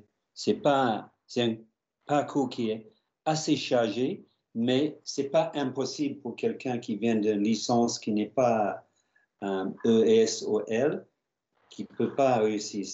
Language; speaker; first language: French; non-native, fluent; English